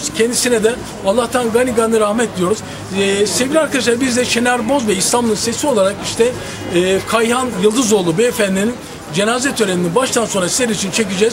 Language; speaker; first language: Turkish; native; Turkish